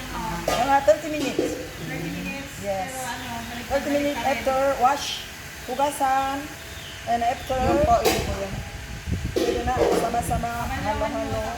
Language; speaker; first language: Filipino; non-native, learner; Korean